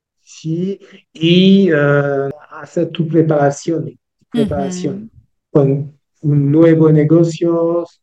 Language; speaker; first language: Spanish; non-native, learner; French